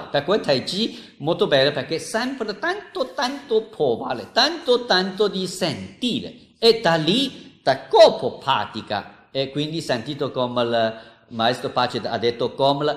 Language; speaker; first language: Italian; non-native, learner; Chinese